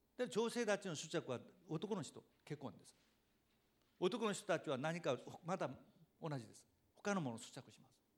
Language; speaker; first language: Japanese; non-native, fluent; Korean